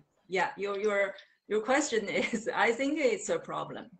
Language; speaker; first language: English; non-native, learner; Chinese